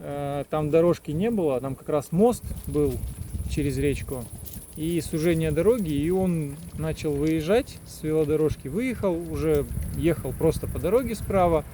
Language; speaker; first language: Russian; native; Russian